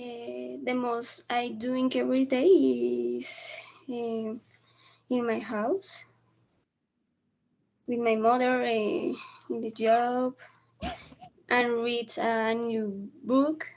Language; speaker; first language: English; non-native, learner; Spanish